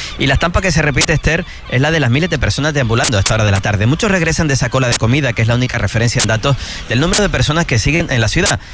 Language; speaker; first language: Spanish; native; Spanish